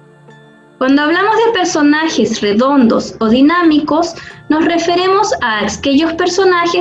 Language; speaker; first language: Spanish; native; Spanish